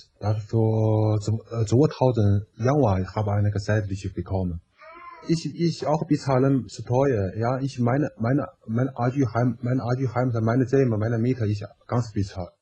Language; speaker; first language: German; non-native, learner; Chinese